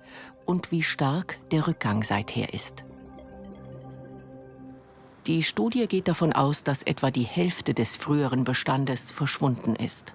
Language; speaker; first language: German; native; German